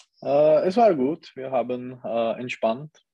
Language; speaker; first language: German; non-native, learner; Czech